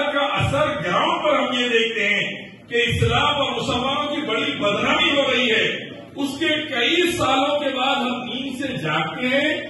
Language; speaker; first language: Urdu; native; Urdu